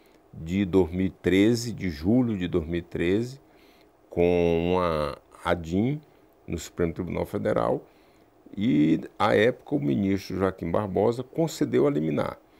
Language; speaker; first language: Portuguese; native; Portuguese